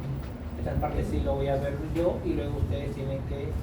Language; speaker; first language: Spanish; native; Spanish